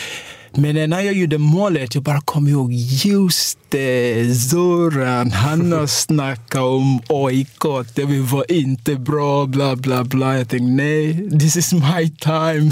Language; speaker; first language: Swedish; non-native, fluent; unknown